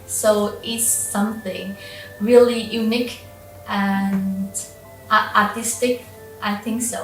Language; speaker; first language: English; non-native, local second language; Vietnamese